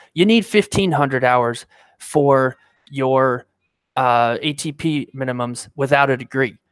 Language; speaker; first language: English; native; English